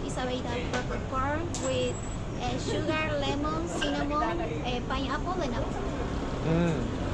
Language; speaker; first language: English; non-native, learner; Spanish